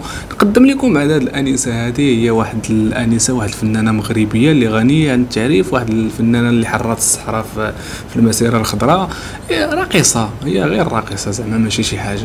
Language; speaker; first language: Arabic; native; Arabic